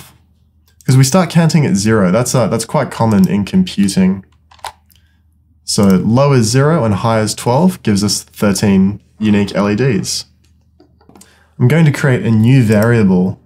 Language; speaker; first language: English; native; English